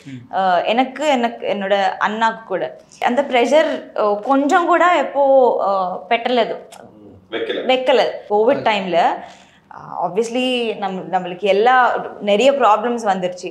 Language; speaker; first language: Tamil; non-native, learner; Telugu